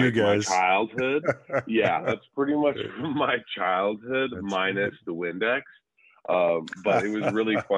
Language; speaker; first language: English; native; English